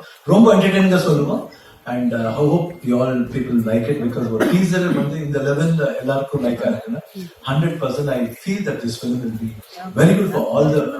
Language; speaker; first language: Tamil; non-native, local second language; Kannada